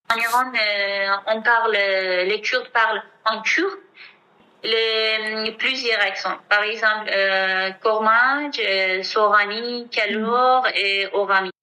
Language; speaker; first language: French; non-native, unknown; Kurdish